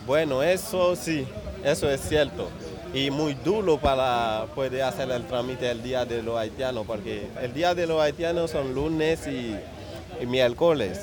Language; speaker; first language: Spanish; non-native, learner; Haitian Creole